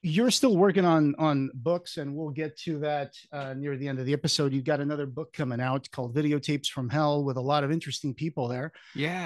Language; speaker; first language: English; non-native, fluent; Portuguese